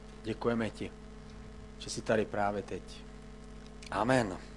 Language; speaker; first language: Czech; native; Czech